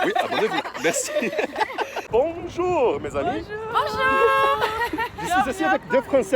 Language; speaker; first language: French; non-native, fluent; Portuguese